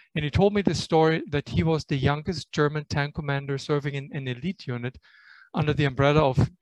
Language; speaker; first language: English; non-native, fluent; German